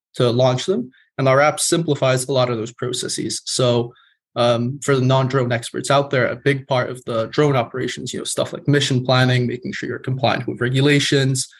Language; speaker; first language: English; non-native, fluent; Polish